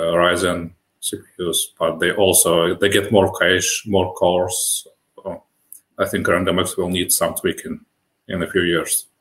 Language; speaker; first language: English; non-native, fluent; Russian